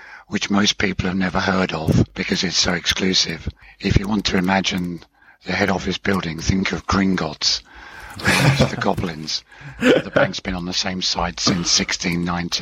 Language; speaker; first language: English; native; English